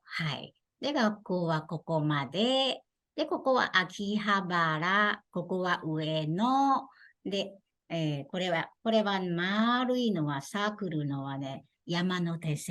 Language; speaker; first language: Japanese; non-native, fluent; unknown